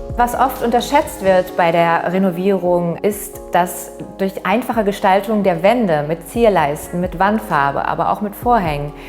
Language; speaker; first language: German; native; German